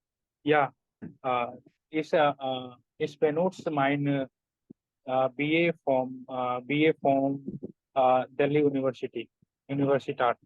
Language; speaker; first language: German; non-native, learner; Hindi